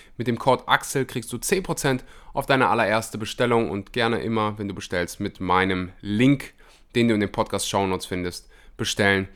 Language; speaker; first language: German; early bilingual, other home language; Russian